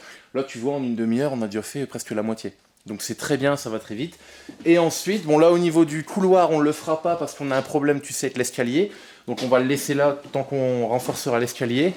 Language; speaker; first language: French; native; French